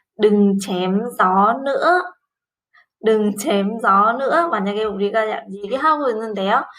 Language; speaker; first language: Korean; non-native, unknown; Vietnamese